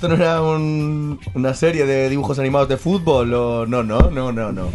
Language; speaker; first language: Spanish; native; Spanish